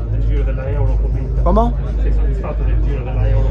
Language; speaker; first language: Italian; native; Italian